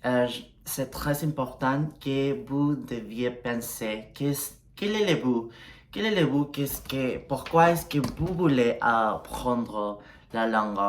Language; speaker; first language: French; non-native, learner; Spanish